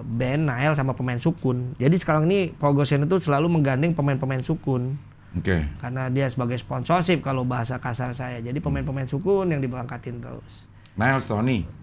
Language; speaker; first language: Indonesian; native; Indonesian